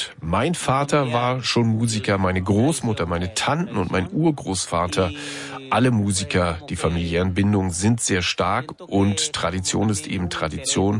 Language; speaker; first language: German; native; German